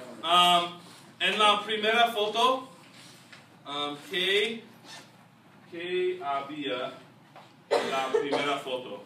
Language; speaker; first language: Spanish; non-native, fluent; English